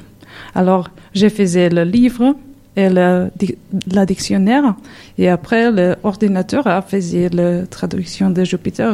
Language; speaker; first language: French; non-native, learner; Serbian